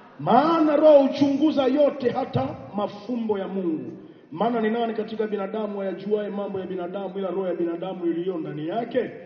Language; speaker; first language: Swahili; native; Swahili